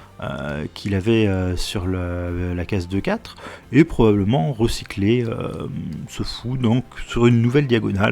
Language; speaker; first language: French; native; French